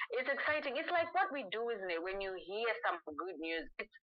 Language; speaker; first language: English; non-native, local second language; Shona